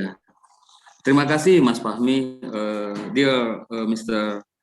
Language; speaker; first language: Indonesian; native; Indonesian